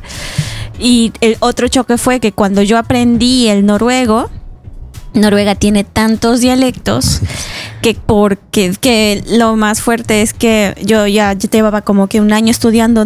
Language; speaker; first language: Spanish; native; Spanish